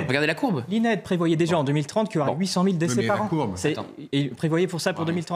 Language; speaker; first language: French; native; French